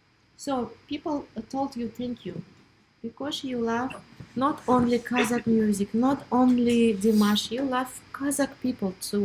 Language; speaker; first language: English; non-native, learner; Russian